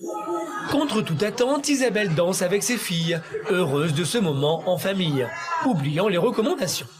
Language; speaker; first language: French; native; French